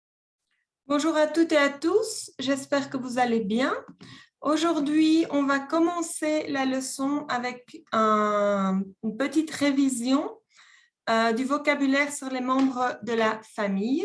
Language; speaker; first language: French; non-native, fluent; Spanish